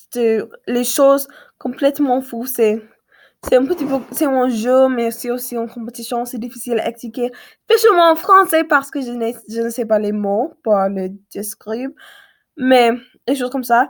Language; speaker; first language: French; non-native, learner; English